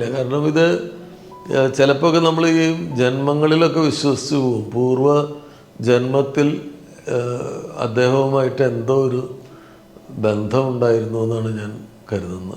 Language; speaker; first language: Malayalam; native; Malayalam